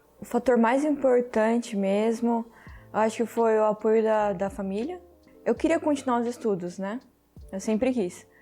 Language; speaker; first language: Portuguese; early bilingual, heritage; Portuguese